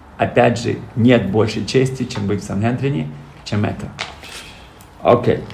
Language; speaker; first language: Russian; early bilingual, heritage; Russian